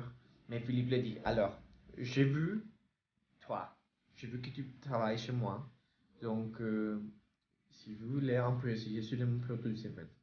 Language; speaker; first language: French; non-native, learner; Spanish